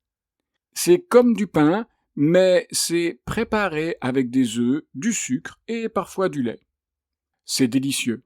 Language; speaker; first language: French; native; French